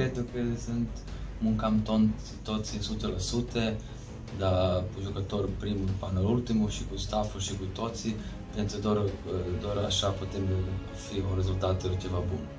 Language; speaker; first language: Romanian; non-native, learner; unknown